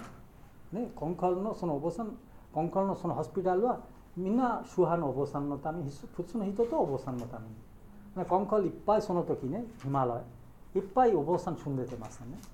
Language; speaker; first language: Japanese; non-native, learner; Bangla